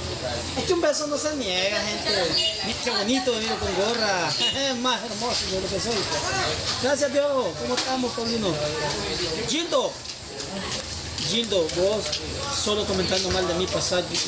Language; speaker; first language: Spanish; native; Spanish